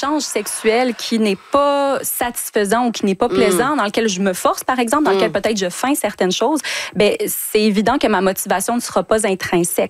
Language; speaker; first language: French; native; French